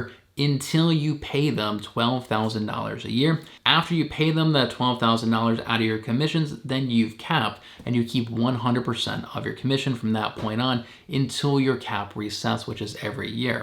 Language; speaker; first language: English; native; English